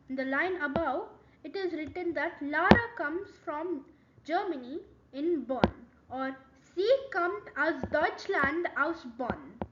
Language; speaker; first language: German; non-native, learner; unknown